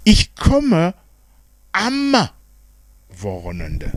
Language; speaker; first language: German; non-native, fluent; Rundi